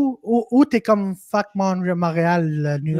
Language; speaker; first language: French; non-native, local second language; English